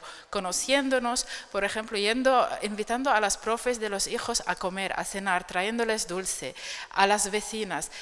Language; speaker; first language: Spanish; non-native, fluent; Arabic